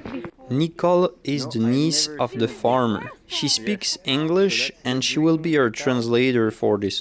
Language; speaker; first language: English; non-native, fluent; French